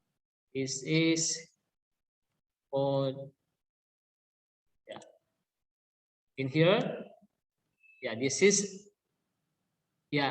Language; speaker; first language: English; non-native, learner; Indonesian